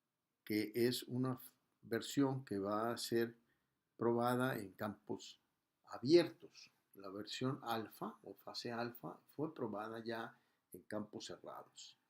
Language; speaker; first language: Spanish; native; Spanish